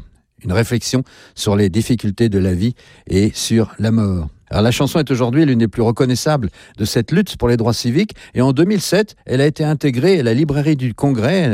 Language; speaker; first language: French; native; French